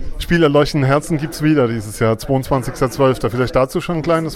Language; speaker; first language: German; native; German